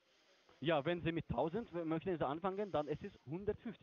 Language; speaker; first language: German; non-native, learner; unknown